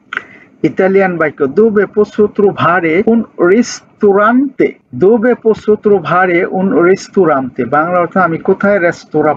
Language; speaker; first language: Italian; non-native, fluent; Bangla